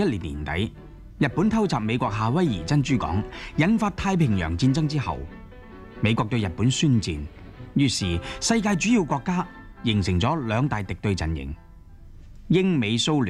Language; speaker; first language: Chinese; non-native, local second language; Cantonese